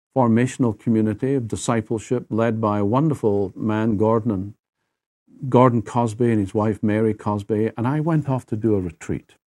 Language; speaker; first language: English; native; English